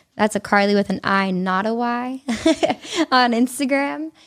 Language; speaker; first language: English; early bilingual, other home language; Italian